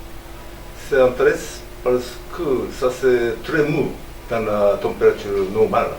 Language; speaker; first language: French; non-native, learner; Japanese